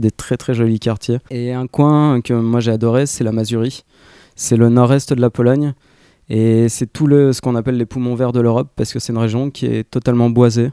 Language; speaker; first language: French; native; French